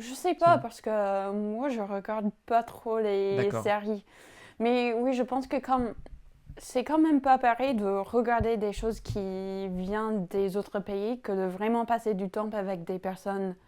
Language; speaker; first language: French; non-native, fluent; English